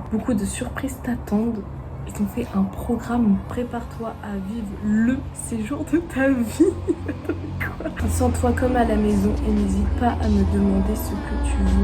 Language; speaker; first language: French; native; French